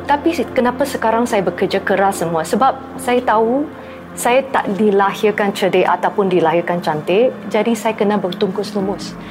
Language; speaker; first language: Malay; non-native, local second language; Chinese